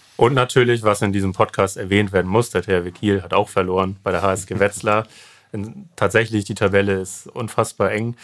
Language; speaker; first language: German; native; German